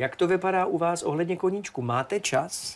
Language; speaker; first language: Czech; native; Czech